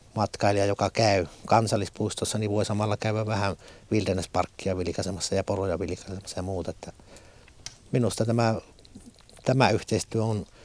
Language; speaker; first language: Finnish; native; Finnish